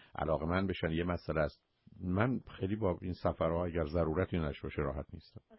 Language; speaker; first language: Persian; native; Persian